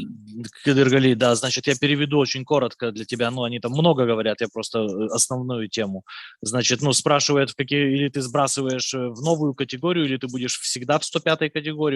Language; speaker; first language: Russian; native; Russian